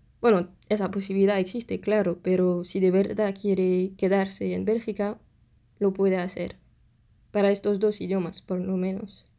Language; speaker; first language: Spanish; non-native, fluent; French